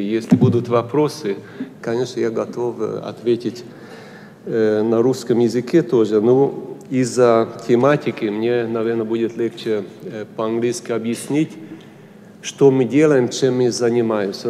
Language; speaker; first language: Russian; non-native, fluent; Hungarian